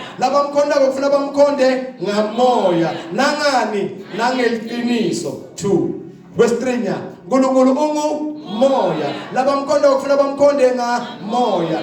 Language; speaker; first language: Zulu; non-native, local second language; Swati